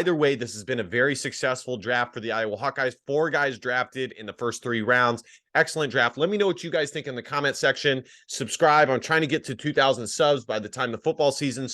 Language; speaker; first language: English; native; English